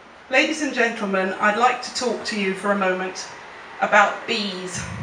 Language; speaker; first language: English; native; English